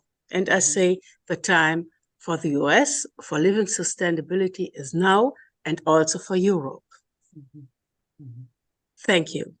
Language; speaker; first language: English; non-native, learner; German